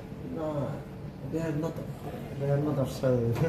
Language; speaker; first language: English; non-native, learner; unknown